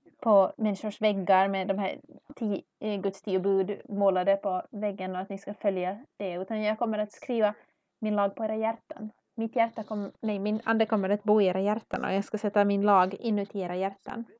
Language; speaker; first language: Swedish; non-native, learner; English